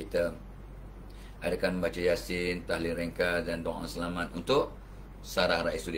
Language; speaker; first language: Malay; native; Malay